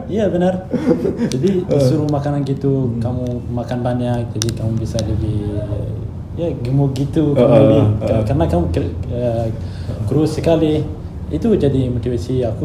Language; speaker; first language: Indonesian; non-native, fluent; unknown